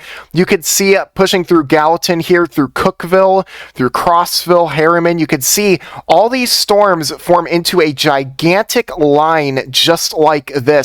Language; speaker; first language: English; native; English